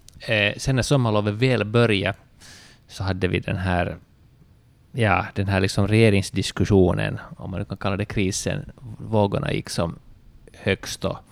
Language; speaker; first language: Swedish; native; Swedish